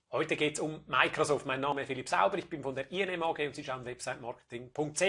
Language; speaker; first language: German; native; German